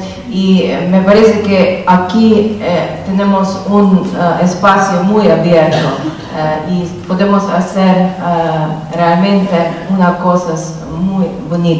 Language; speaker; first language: Spanish; non-native, learner; Slovenian